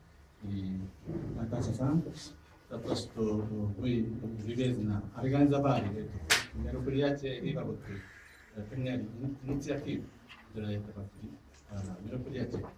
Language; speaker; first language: Russian; non-native, fluent; Japanese